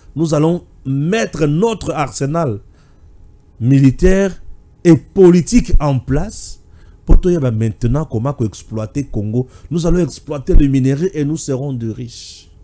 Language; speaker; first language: French; non-native, local second language; Luba-Lulua